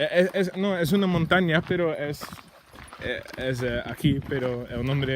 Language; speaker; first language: Spanish; non-native, learner; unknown